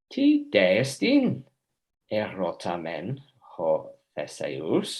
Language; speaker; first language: Greek; non-native, fluent; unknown